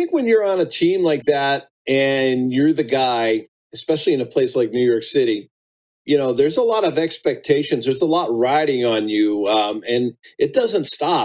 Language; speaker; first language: English; native; English